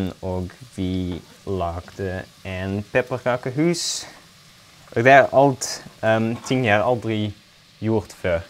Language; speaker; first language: Norwegian; non-native, learner; Dutch